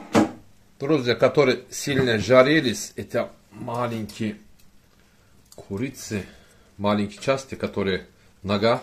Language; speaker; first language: Russian; non-native, learner; Turkish